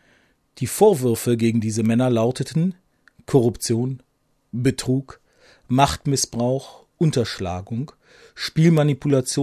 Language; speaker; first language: German; native; German